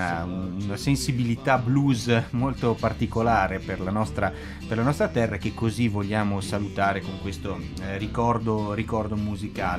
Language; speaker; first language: Italian; native; Italian